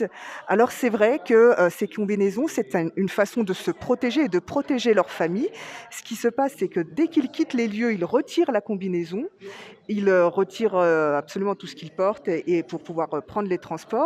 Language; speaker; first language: French; native; French